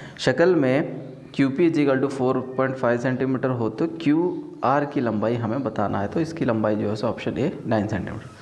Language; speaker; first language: Hindi; non-native, local second language; Urdu